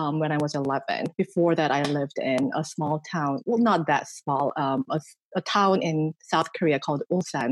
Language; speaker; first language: English; non-native, fluent; Korean